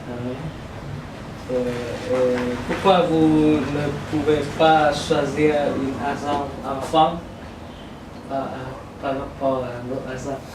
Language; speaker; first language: French; non-native, learner; Vietnamese